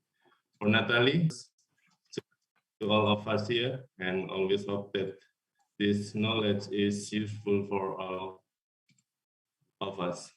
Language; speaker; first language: English; non-native, learner; Indonesian